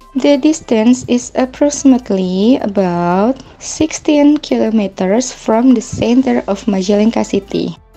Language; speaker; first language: English; non-native, learner; Indonesian